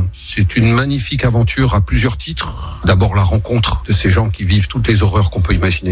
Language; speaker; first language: French; native; French